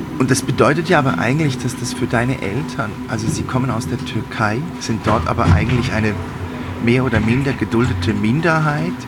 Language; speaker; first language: German; native; German